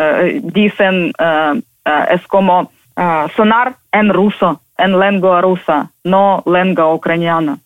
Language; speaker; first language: Spanish; non-native, learner; Ukrainian